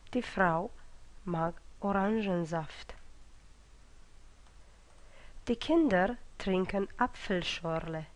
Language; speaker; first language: German; non-native, fluent; Romanian